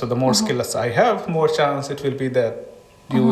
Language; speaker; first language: English; non-native, local second language; Hindi